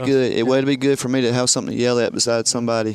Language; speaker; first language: English; native; English